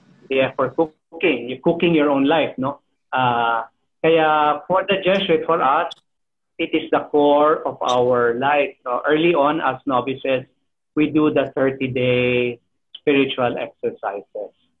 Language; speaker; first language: English; non-native, local second language; Filipino